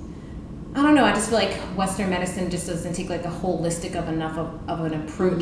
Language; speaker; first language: English; native; English